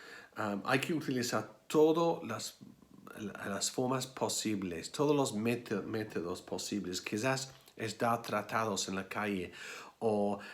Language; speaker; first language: Spanish; non-native, fluent; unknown